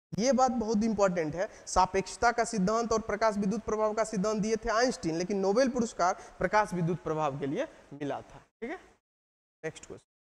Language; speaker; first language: Hindi; native; Hindi